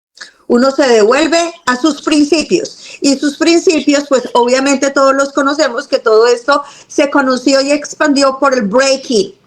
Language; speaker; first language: Spanish; native; Spanish